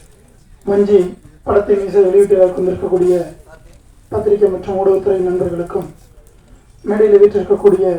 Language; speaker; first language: Tamil; native; Tamil